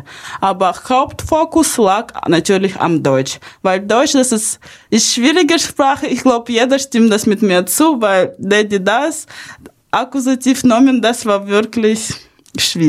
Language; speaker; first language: German; early bilingual, other home language; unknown